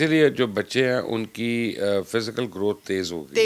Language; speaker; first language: Urdu; native; Urdu